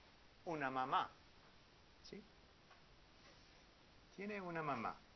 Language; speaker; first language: Spanish; non-native, learner; English